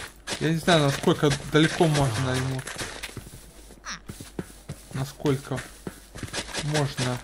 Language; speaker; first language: Russian; native; Russian